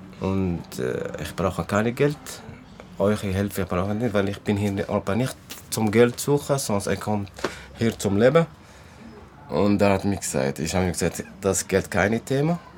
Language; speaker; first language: German; non-native, learner; Arabic